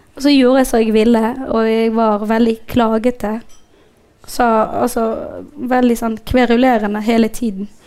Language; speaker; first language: Norwegian; non-native, fluent; Somali